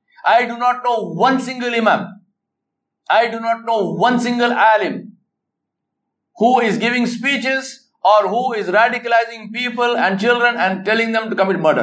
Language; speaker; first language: English; non-native, local second language; Urdu